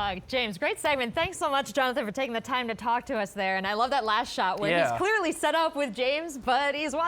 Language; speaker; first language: English; native; English